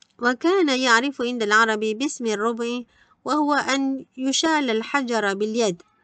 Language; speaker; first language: Arabic; non-native, fluent; Malay